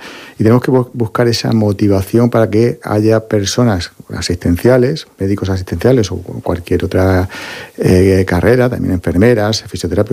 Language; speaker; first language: Spanish; native; Spanish